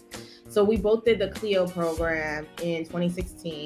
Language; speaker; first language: English; native; English